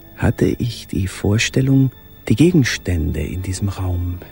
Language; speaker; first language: German; native; German